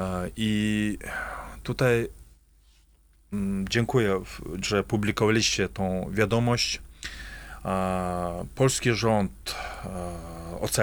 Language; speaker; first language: Polish; non-native, fluent; Kazakh